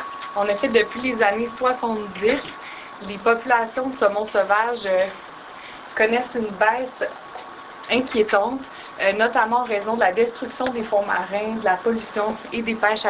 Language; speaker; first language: French; native; French